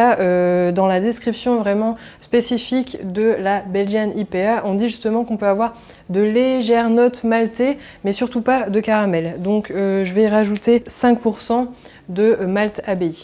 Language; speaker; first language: French; native; French